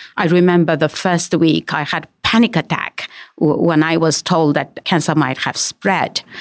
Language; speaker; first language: English; non-native, fluent; Uyghur